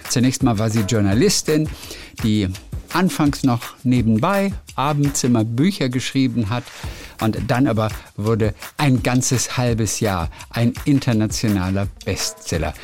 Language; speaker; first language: German; native; German